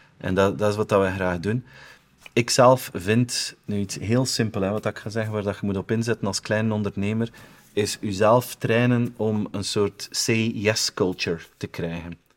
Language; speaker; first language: Dutch; native; Dutch